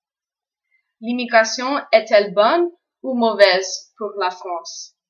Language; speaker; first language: French; non-native, fluent; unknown